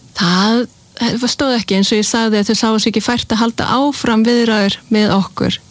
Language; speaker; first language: Icelandic; early bilingual, heritage; Icelandic